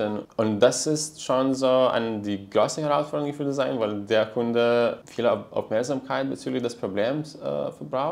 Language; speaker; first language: German; non-native, fluent; Lithuanian